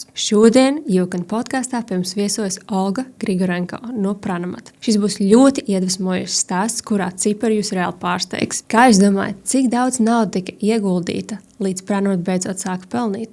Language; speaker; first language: Latvian; native; Latvian